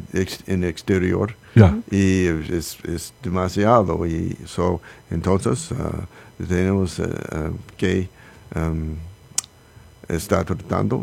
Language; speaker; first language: Spanish; non-native, learner; English